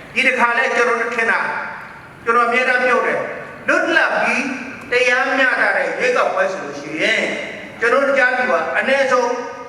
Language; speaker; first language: Burmese; non-native, local second language; Shan